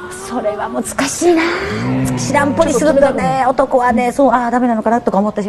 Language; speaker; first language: Japanese; native; Japanese